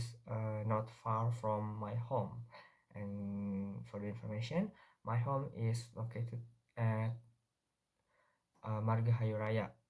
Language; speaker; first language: English; non-native, learner; Indonesian